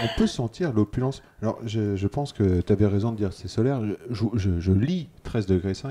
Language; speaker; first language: French; native; French